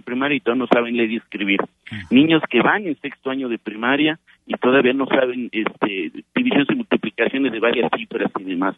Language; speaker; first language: Spanish; native; Spanish